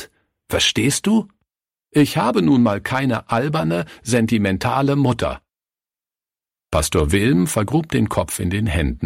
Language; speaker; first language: German; native; German